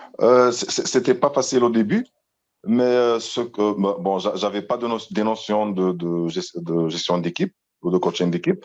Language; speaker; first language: French; non-native, local second language; Arabic